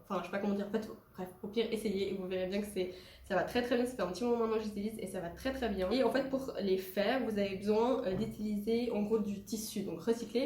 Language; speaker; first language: French; native; French